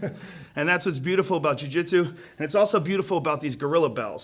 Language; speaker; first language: English; native; English